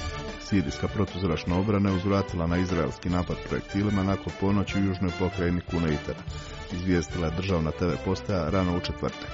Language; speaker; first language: Croatian; native; Croatian